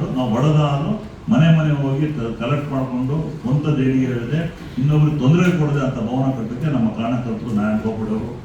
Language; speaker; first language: Kannada; non-native, local second language; Marathi